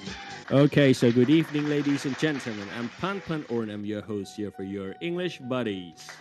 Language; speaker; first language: English; non-native, fluent; Thai